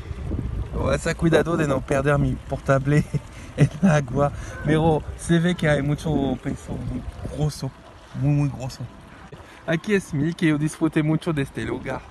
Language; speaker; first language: Spanish; non-native, learner; French